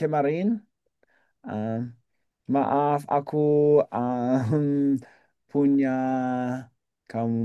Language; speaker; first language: Indonesian; non-native, learner; English